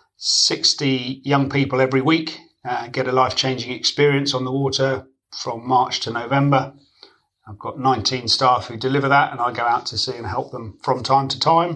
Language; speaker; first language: English; native; English